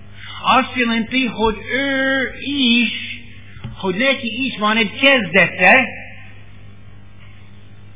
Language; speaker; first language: Hungarian; non-native, learner; English